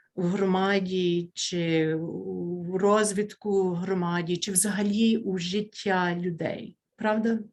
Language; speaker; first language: Ukrainian; early bilingual, heritage; Ukrainian